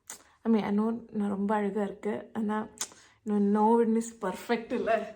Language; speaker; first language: Tamil; non-native, local second language; Malayalam